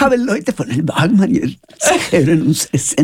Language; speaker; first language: German; non-native, learner; Spanish